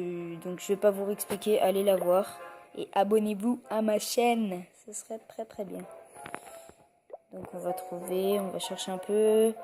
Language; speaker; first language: French; native; French